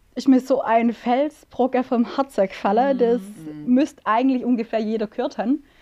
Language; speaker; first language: German; native; German